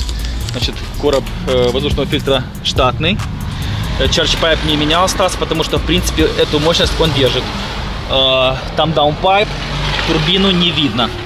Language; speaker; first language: Russian; native; Russian